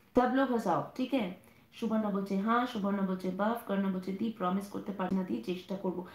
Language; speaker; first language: Hindi; non-native, local second language; Bangla